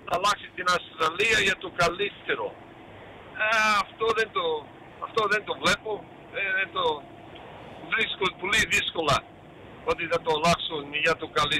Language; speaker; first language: Greek; early bilingual, heritage; Greek